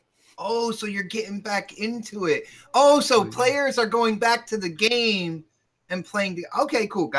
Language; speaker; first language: English; native; English